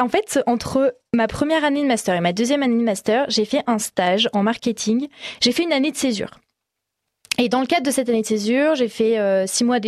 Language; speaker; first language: French; native; French